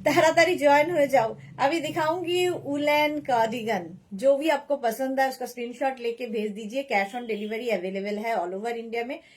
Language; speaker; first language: Hindi; non-native, local second language; Bangla